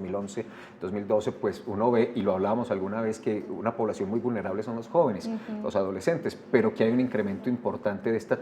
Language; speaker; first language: Spanish; native; Spanish